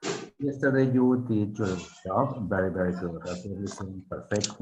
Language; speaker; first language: English; non-native, fluent; Spanish